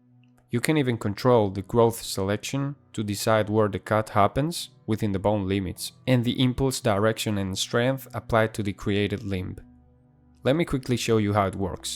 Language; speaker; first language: English; non-native, fluent; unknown